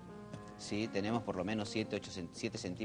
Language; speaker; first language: Spanish; native; Spanish